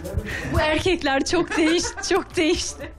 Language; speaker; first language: Turkish; native; Turkish